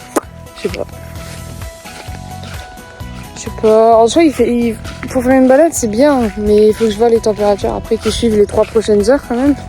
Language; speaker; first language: French; native; French